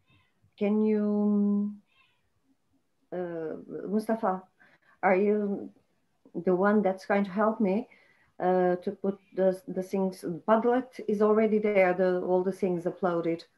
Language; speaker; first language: English; non-native, fluent; Portuguese